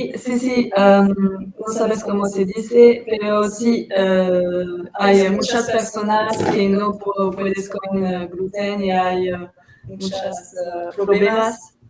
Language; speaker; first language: Spanish; non-native, learner; French